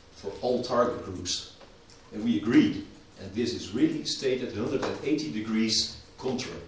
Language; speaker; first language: English; non-native, fluent; Dutch